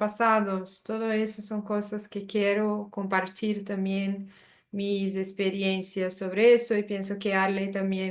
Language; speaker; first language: Spanish; non-native, learner; Portuguese